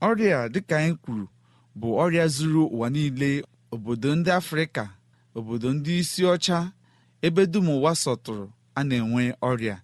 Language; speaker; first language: Igbo; native; Igbo